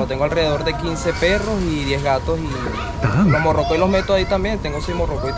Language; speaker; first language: Spanish; native; Spanish